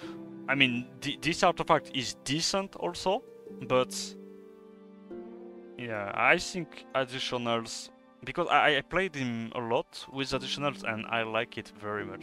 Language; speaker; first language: English; non-native, fluent; French